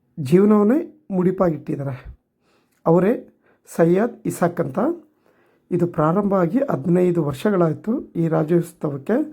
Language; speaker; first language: Kannada; native; Kannada